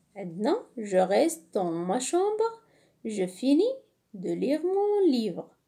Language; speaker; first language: French; non-native, local second language; Arabic